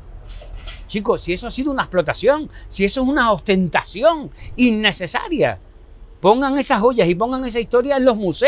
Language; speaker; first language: Spanish; native; Spanish